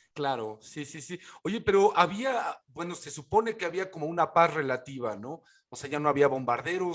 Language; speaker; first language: Spanish; native; Spanish